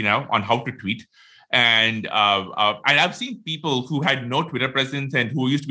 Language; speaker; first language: English; non-native, local second language; Tamil